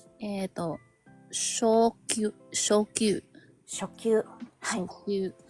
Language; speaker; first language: Japanese; non-native, learner; Filipino